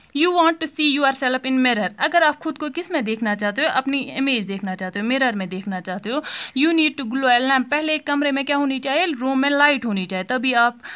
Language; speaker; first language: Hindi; non-native, local second language; Kashmiri